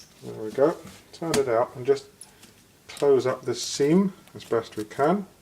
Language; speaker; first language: English; native; English